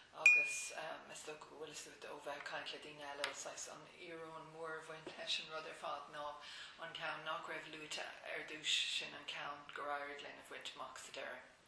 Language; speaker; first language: Irish; non-native, local second language; English